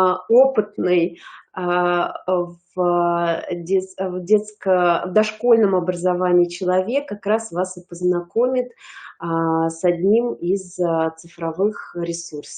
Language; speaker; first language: Russian; native; Russian